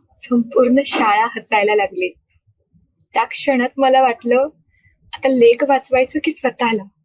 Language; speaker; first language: Marathi; non-native, local second language; Hindi